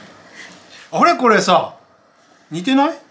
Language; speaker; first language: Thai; non-native, fluent; Japanese